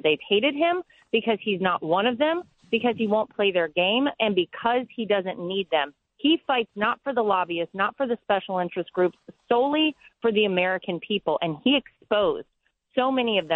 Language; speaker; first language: English; native; English